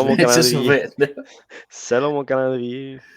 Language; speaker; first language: French; native; French